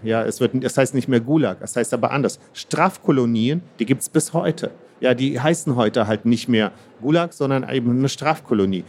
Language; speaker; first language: German; early bilingual, other home language; Russian